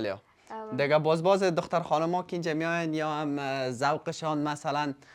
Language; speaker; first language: Persian; native; Persian